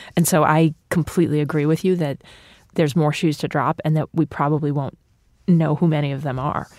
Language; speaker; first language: English; early bilingual, other home language; Ukrainian